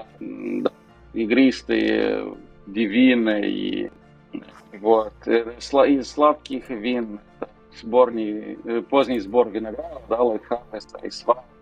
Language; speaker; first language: Russian; non-native, local second language; Romanian